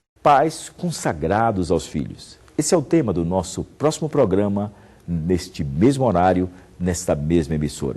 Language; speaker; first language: Portuguese; native; Portuguese